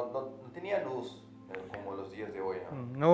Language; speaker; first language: Spanish; non-native, fluent; Portuguese